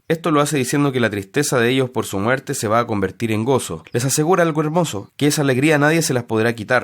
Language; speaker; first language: Spanish; native; Spanish